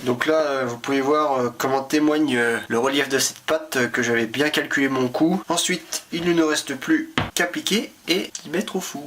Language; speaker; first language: French; native; French